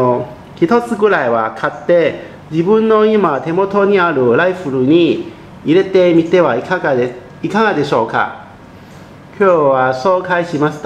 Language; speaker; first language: Japanese; non-native, fluent; Chinese